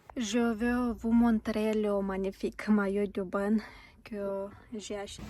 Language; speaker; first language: French; non-native, learner; Romanian